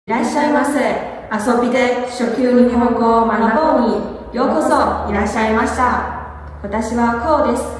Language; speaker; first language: Japanese; non-native, learner; Chinese